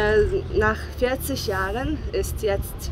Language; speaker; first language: German; non-native, learner; Bosnian